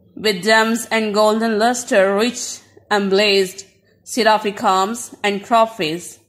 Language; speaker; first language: English; non-native, local second language; Urdu